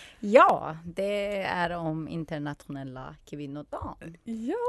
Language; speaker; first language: Swedish; non-native, fluent; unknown